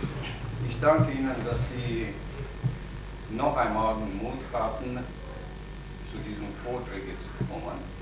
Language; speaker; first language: German; non-native, fluent; Romanian